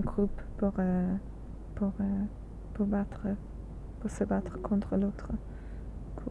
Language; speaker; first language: French; non-native, learner; English